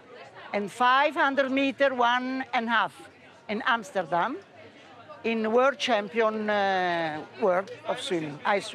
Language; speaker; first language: English; non-native, learner; Italian